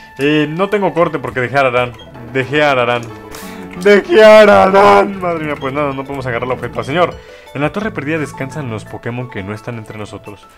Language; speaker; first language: Spanish; native; Spanish